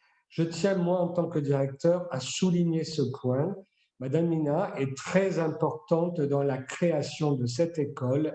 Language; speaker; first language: French; native; French